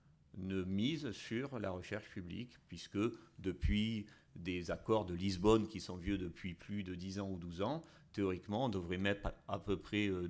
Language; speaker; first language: French; native; French